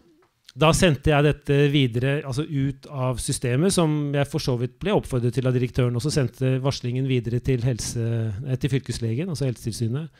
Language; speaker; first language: Norwegian; native; Norwegian